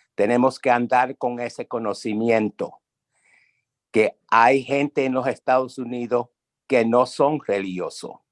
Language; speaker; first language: Spanish; early bilingual, heritage; Spanish